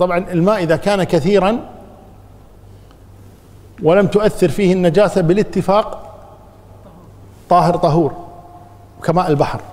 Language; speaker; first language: Arabic; native; Arabic